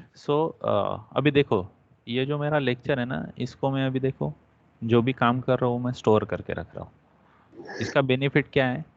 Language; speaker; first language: Hindi; non-native, local second language; Marathi